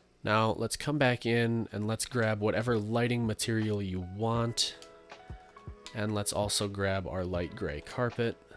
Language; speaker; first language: English; native; English